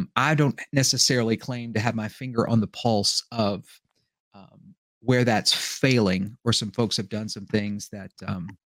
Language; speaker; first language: English; native; English